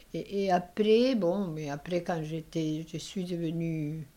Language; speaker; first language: French; non-native, fluent; Spanish